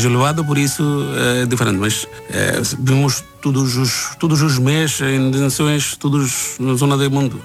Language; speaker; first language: Portuguese; non-native, learner; Bangla